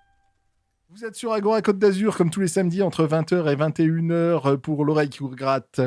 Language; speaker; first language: French; native; French